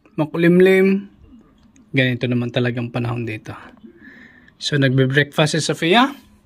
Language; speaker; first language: Filipino; non-native, local second language; Cebuano